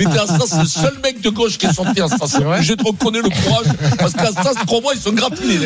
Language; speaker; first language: French; native; French